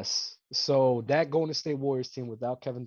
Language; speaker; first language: English; native; English